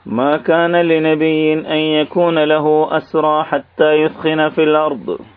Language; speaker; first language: Urdu; native; Urdu